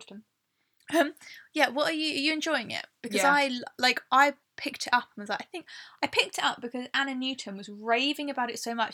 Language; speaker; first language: English; native; English